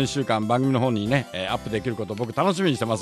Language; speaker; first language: Japanese; native; Japanese